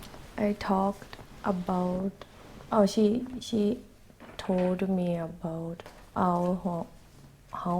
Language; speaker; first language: English; non-native, learner; Thai